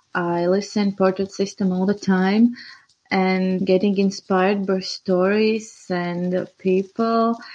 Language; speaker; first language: English; non-native, fluent; Latvian